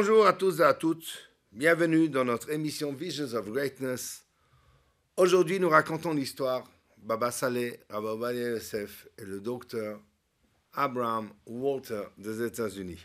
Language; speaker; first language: French; native; French